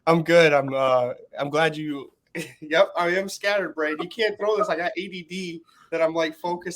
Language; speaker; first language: English; native; English